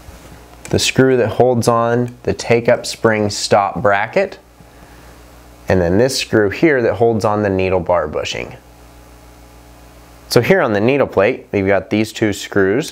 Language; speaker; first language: English; native; English